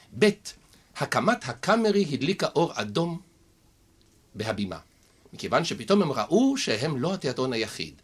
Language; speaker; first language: Hebrew; native; Hebrew